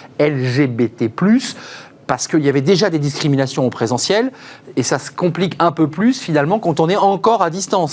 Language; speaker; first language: French; native; French